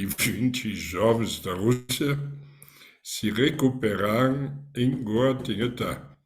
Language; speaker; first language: Portuguese; non-native, fluent; German